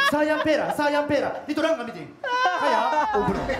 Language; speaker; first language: Filipino; non-native, learner; Japanese